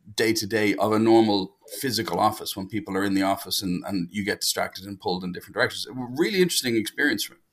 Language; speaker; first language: English; native; English